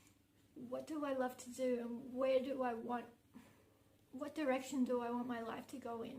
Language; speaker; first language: English; native; English